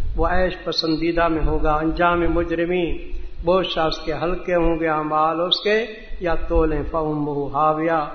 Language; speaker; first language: Urdu; native; Urdu